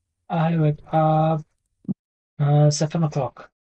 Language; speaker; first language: English; non-native, learner; Indonesian